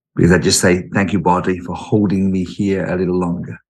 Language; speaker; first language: English; native; English